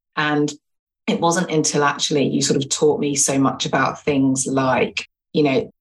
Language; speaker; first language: English; native; English